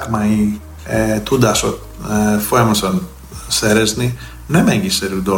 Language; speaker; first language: Hungarian; non-native, fluent; Greek